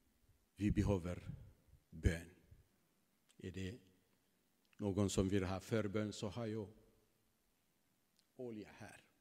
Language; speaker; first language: Swedish; non-native, fluent; Tigrinya